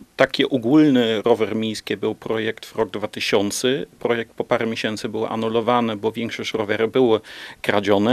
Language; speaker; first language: Polish; non-native, learner; Dutch